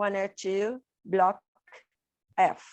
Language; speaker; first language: English; non-native, learner; Portuguese